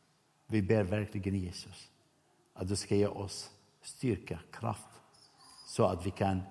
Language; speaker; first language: Swedish; non-native, fluent; Arabic